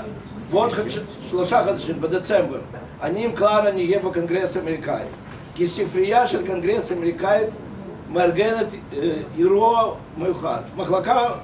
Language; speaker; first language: Hebrew; non-native, fluent; Russian